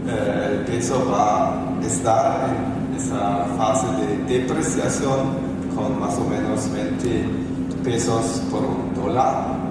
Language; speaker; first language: Spanish; non-native, fluent; German